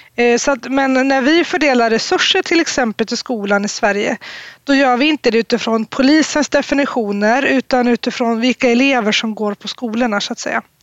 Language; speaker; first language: Swedish; native; Swedish